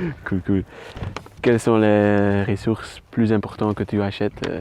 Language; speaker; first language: French; non-native, learner; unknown